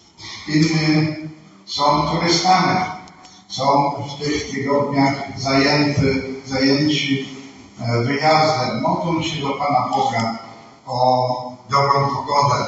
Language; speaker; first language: Polish; non-native, fluent; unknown